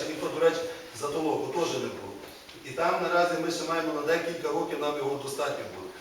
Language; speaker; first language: Ukrainian; native; Ukrainian